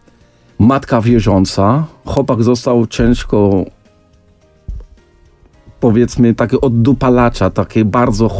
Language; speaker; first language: Polish; non-native, fluent; Arabic